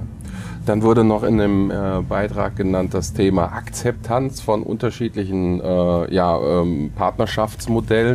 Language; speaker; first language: German; native; German